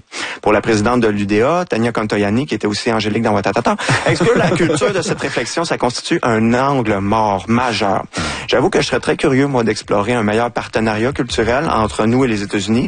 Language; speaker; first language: French; native; French